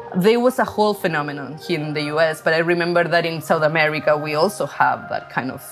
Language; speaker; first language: English; non-native, fluent; Spanish